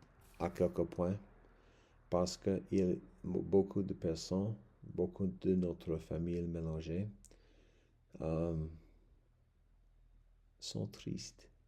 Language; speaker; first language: French; non-native, learner; English